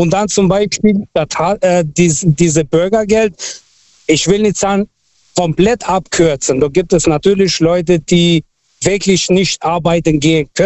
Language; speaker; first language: German; non-native, fluent; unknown